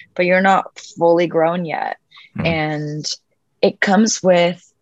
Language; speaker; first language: English; early bilingual, other home language; Spanish